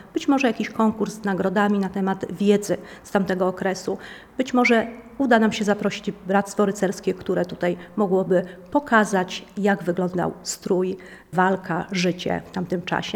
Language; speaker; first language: Polish; native; Polish